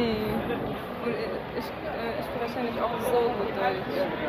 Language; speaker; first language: German; non-native, learner; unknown